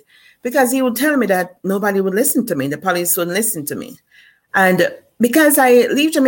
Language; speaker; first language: English; non-native, local second language; Jamaican Creole English